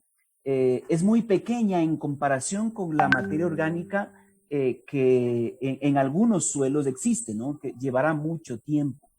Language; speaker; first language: Spanish; native; Spanish